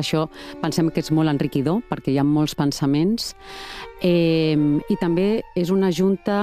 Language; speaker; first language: Catalan; native; Catalan